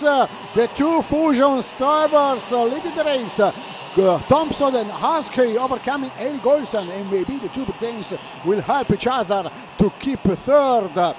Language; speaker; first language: English; non-native, fluent; Italian